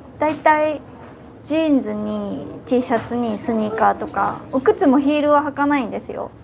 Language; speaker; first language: Japanese; native; Japanese